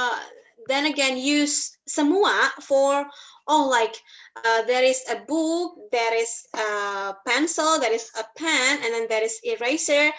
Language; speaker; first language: English; non-native, fluent; Indonesian